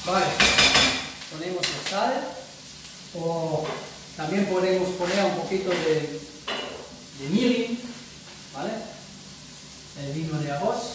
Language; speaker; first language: Spanish; non-native, fluent; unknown